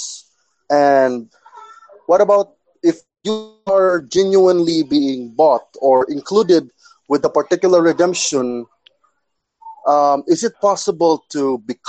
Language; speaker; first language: English; non-native, local second language; Cebuano